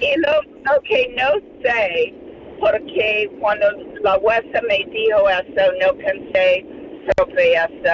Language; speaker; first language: Spanish; non-native, learner; English